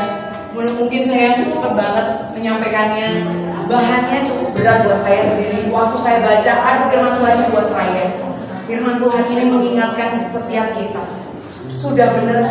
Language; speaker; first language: Indonesian; native; Indonesian